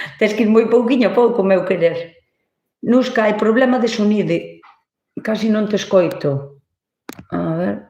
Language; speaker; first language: Galician; native; Galician